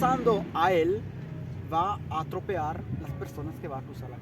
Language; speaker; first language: Spanish; early bilingual, heritage; Italian